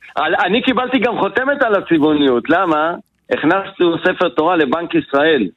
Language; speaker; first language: Hebrew; native; Hebrew